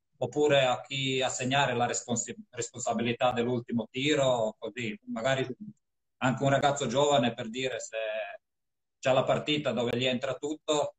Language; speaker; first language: Italian; non-native, fluent; Croatian